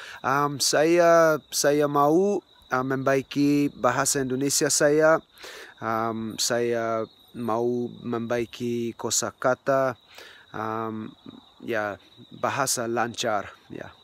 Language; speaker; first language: Indonesian; non-native, learner; English